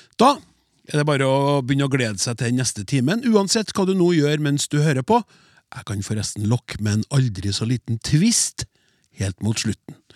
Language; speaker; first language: Norwegian; native; Norwegian